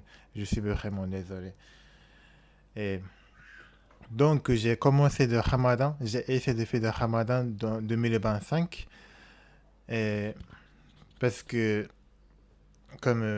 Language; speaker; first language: French; non-native, learner; Japanese